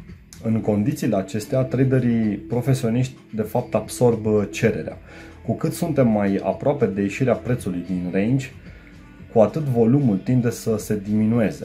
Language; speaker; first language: Romanian; native; Romanian